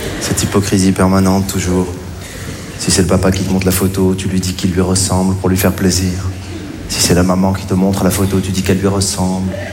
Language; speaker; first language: French; native; French